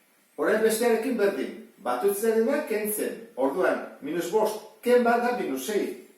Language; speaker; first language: Basque; native; Basque